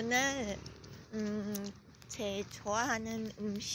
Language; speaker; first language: Korean; non-native, learner; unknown